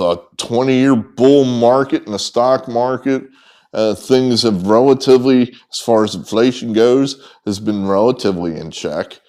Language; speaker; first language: English; native; English